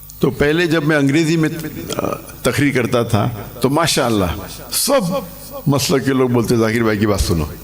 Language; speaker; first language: Urdu; non-native, local second language; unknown